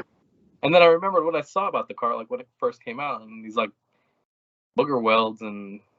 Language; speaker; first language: English; native; English